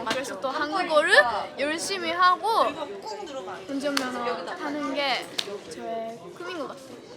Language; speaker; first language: Korean; non-native, learner; Japanese